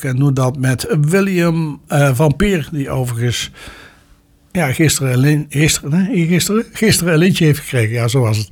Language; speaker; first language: Dutch; native; Dutch